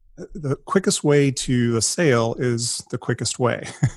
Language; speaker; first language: English; native; English